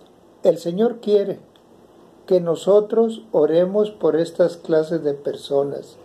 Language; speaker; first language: Spanish; native; Spanish